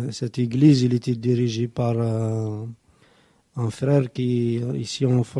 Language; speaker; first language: French; non-native, local second language; Kabyle